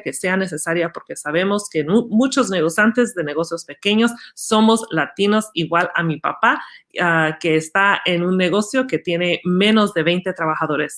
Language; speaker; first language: Spanish; early bilingual, other home language; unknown